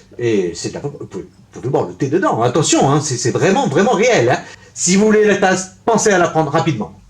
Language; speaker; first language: French; native; French